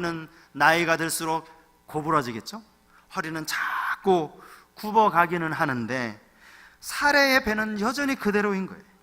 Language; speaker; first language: Korean; native; Korean